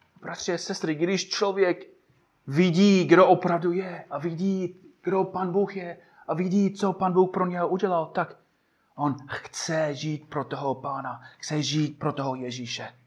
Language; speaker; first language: Czech; non-native, fluent; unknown